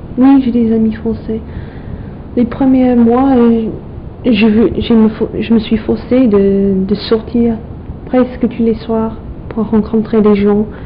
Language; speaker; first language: French; non-native, fluent; English